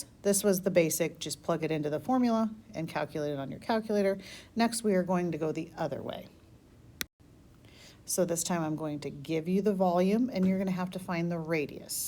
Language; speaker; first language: English; native; English